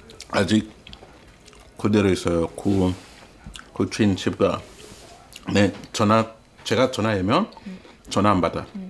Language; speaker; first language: Korean; non-native, learner; French